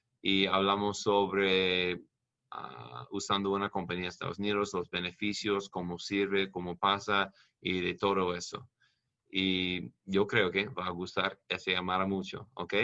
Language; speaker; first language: Spanish; non-native, learner; English